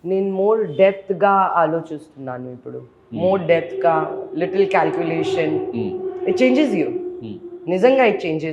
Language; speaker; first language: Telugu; non-native, local second language; Hindi